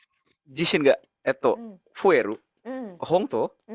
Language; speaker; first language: Japanese; non-native, learner; Indonesian